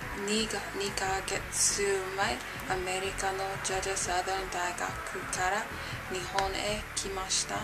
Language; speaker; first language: Japanese; non-native, learner; English